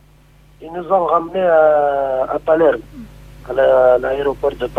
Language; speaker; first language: French; non-native, local second language; Arabic